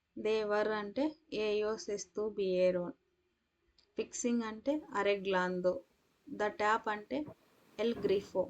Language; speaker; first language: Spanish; non-native, fluent; Telugu